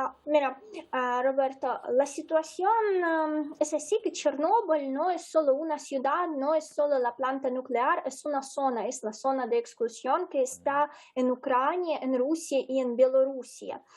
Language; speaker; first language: Spanish; non-native, fluent; Ukrainian